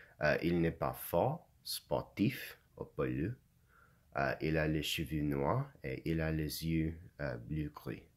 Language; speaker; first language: French; non-native, learner; English